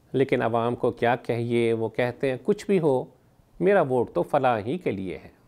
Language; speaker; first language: Urdu; native; Urdu